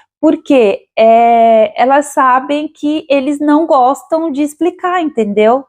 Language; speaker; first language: Portuguese; native; Portuguese